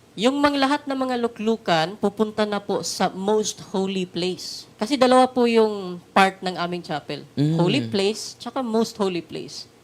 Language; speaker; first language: Filipino; non-native, local second language; Cebuano